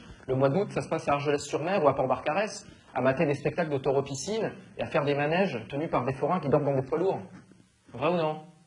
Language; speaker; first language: French; native; French